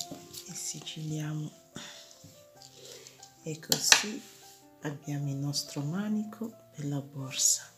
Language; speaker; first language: Italian; non-native, fluent; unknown